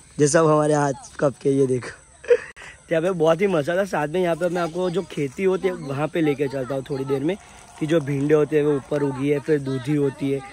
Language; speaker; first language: Hindi; non-native, local second language; Gujarati